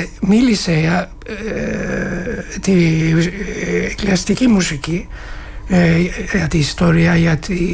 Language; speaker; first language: Greek; non-native, fluent; Turkish